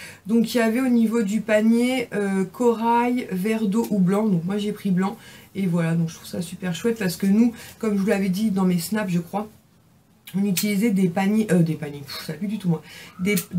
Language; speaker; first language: French; native; French